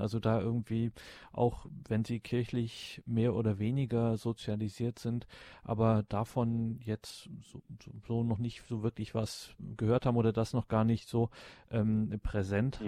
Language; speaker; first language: German; native; German